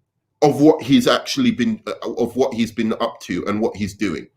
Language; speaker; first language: English; native; English